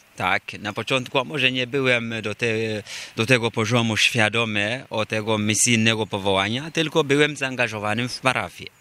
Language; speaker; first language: Polish; non-native, fluent; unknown